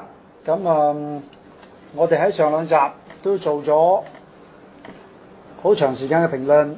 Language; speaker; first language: Chinese; non-native, local second language; Cantonese